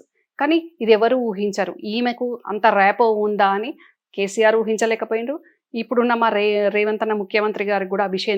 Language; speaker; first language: Telugu; native; Telugu